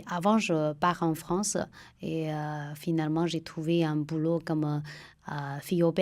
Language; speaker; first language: French; non-native, fluent; Chinese